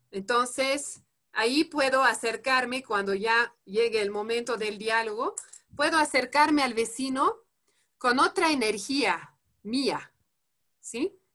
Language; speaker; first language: Spanish; non-native, fluent; French